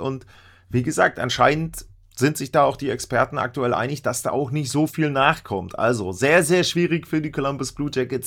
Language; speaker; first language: German; native; German